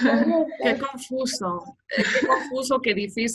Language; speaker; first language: Spanish; non-native, fluent; English